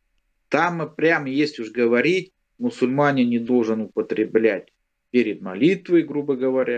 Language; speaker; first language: Russian; native; Russian